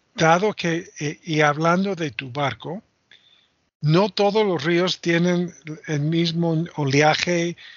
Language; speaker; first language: Spanish; non-native, fluent; English